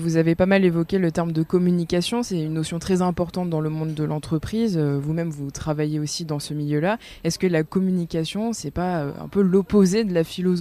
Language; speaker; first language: French; native; French